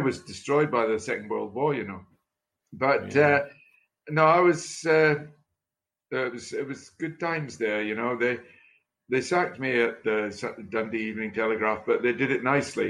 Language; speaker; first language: English; native; English